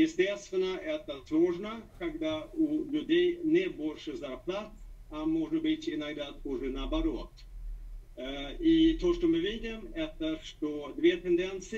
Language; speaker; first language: Russian; non-native, fluent; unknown